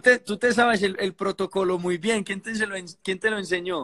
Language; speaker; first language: Spanish; native; Spanish